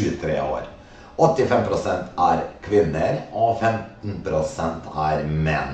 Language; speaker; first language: Norwegian; non-native, fluent; Serbian